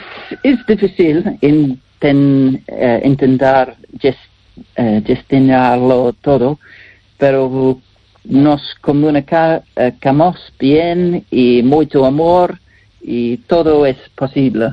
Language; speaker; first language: Spanish; non-native, learner; English